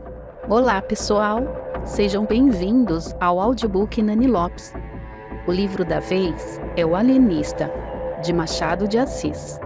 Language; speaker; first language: Portuguese; native; Portuguese